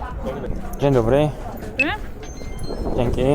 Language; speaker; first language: Polish; non-native, learner; Georgian